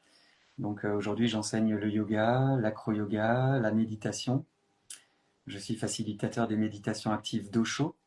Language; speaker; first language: French; native; French